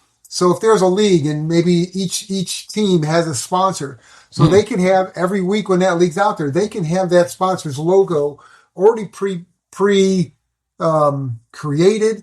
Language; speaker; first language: English; native; English